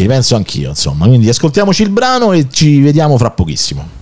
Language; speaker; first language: Italian; native; Italian